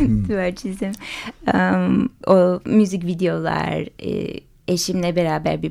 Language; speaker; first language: Turkish; early bilingual, heritage; English